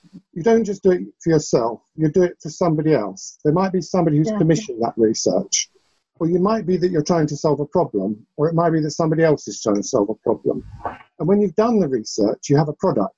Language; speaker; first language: English; native; English